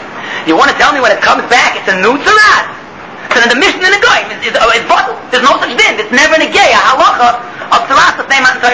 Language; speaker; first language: English; native; English